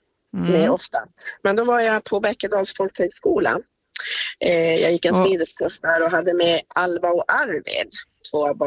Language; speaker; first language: Swedish; native; Swedish